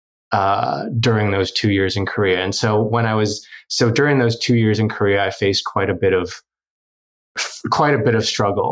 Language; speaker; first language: English; early bilingual, other home language; Korean